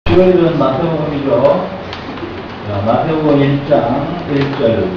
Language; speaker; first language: Korean; native; Korean